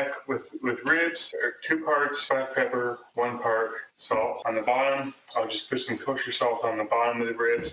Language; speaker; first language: English; native; English